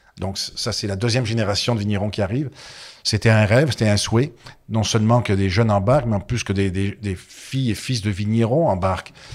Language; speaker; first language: French; native; French